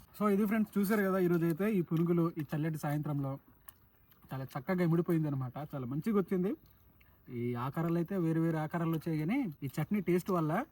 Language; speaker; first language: Telugu; native; Telugu